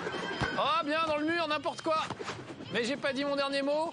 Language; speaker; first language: French; native; French